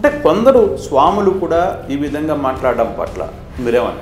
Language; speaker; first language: Telugu; native; Telugu